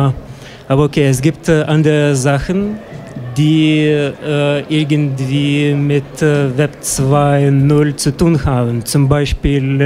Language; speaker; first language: German; non-native, fluent; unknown